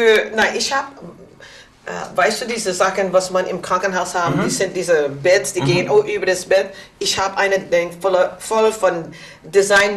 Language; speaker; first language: German; non-native, learner; English